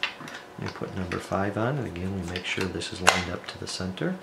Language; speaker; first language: English; native; English